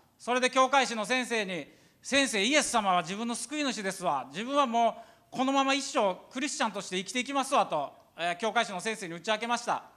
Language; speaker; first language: Japanese; native; Japanese